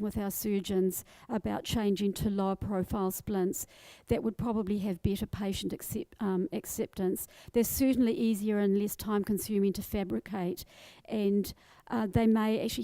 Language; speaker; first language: English; native; English